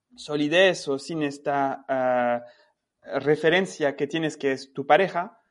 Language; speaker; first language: Spanish; non-native, fluent; French